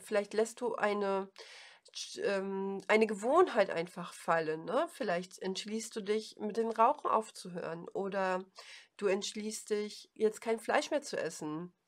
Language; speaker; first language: German; native; German